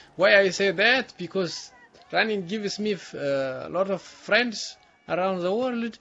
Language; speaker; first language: English; non-native, learner; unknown